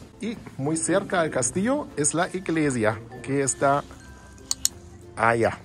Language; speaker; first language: Spanish; non-native, learner; German